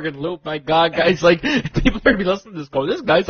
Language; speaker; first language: English; native; English